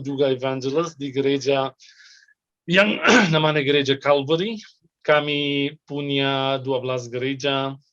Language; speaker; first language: Indonesian; non-native, fluent; Arabic